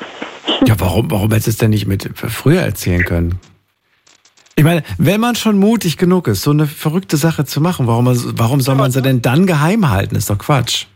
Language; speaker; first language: German; native; German